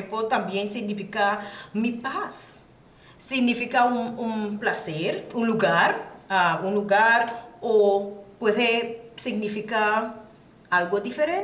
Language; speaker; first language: Spanish; non-native, learner; English